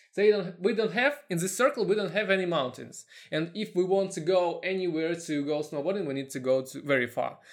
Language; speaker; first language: English; non-native, learner; Russian